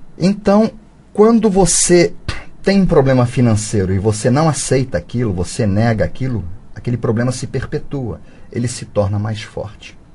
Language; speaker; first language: Portuguese; native; Portuguese